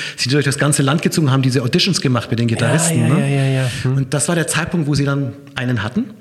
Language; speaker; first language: German; native; German